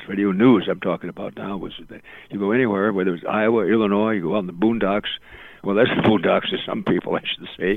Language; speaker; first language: English; native; English